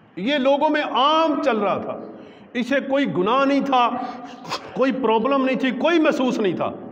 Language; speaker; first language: Urdu; non-native, local second language; Punjabi